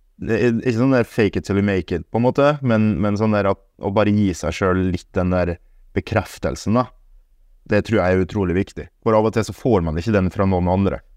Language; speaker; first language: Norwegian; early bilingual, other home language; German